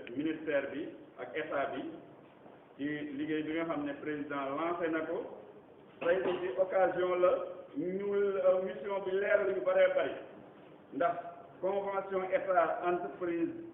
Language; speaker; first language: Wolof; native; Wolof